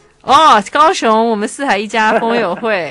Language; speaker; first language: Chinese; native; Chinese